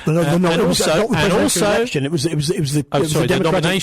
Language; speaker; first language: English; native; English